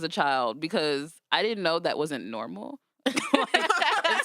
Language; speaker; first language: English; native; English